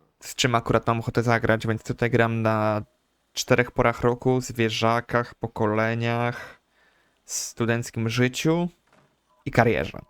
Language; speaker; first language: Polish; native; Polish